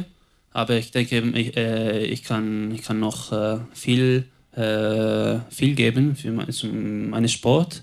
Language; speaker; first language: German; non-native, local second language; Italian